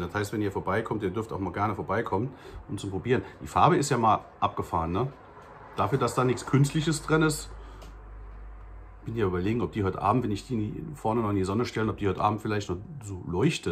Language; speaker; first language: German; native; German